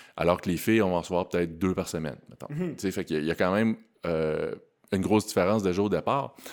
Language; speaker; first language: French; native; French